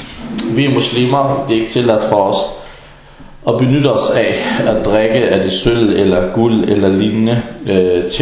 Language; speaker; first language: Danish; early bilingual, other home language; Arabic